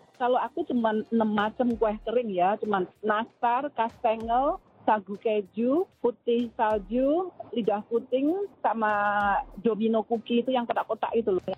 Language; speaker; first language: Indonesian; native; Indonesian